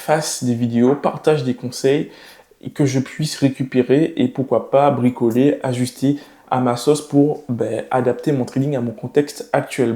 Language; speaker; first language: French; native; French